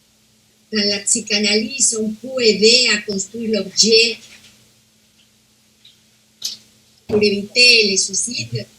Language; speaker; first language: French; non-native, fluent; Spanish